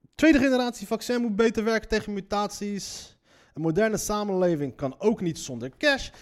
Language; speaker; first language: Dutch; early bilingual, other home language; Riffian